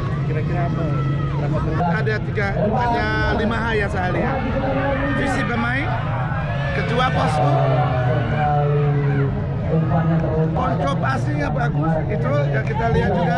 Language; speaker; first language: Indonesian; non-native, fluent; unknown